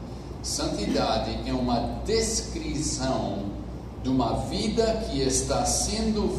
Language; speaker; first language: Portuguese; non-native, fluent; English